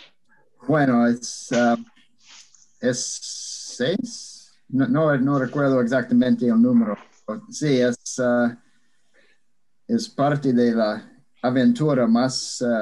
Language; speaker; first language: Spanish; non-native, fluent; English